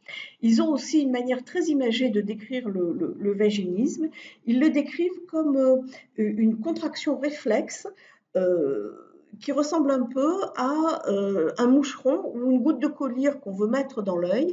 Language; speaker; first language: French; native; French